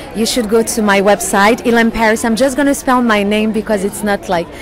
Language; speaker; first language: English; non-native, fluent; French